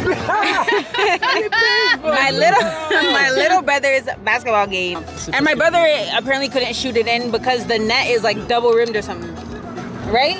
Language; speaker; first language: English; early bilingual, other home language; French